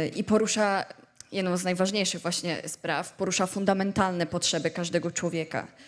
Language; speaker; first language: Polish; native; Polish